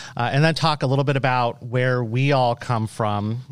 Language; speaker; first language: English; native; English